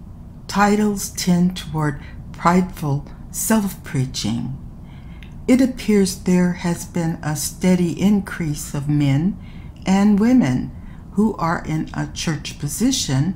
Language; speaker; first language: English; native; English